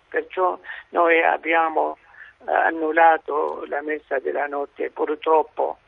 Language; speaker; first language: Italian; non-native, fluent; Arabic